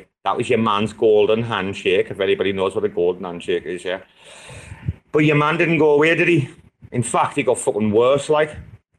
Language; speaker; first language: English; native; English